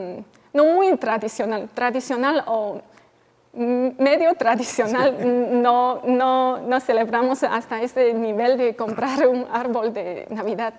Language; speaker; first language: Spanish; non-native, fluent; Chinese